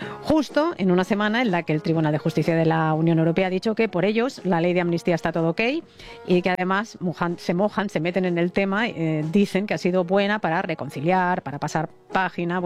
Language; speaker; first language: Spanish; native; Spanish